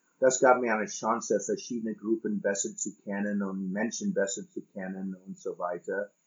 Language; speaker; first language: German; non-native, fluent; English